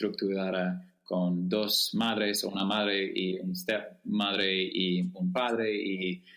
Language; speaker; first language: Spanish; non-native, fluent; English